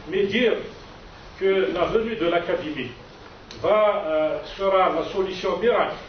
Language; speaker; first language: French; non-native, local second language; Kabyle